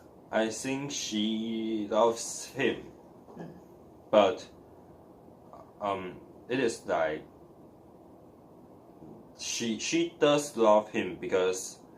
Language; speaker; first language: English; non-native, learner; Chinese